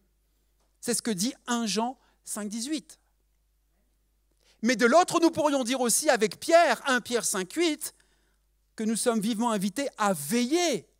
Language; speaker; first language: French; native; French